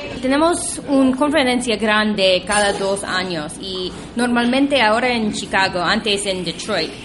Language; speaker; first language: Spanish; non-native, fluent; English